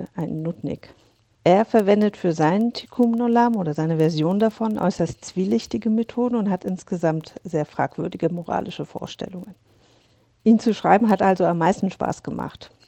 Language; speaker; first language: German; native; German